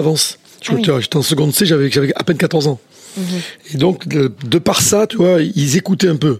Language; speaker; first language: French; native; French